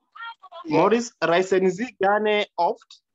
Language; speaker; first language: German; non-native, learner; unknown